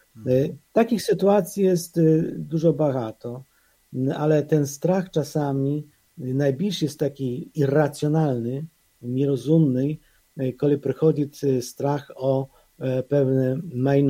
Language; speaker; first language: Polish; non-native, fluent; Ukrainian